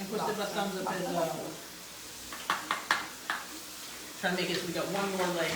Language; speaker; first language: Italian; early bilingual, heritage; Italian